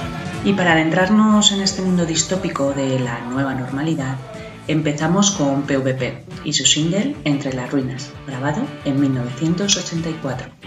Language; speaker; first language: Spanish; native; Spanish